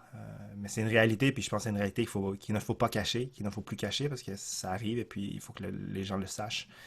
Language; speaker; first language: French; native; French